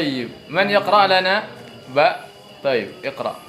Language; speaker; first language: Arabic; non-native, fluent; Indonesian